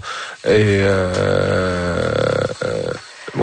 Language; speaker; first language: French; non-native, fluent; Arabic